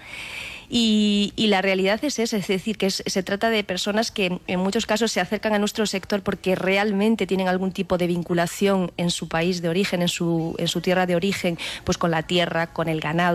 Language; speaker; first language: Spanish; native; Spanish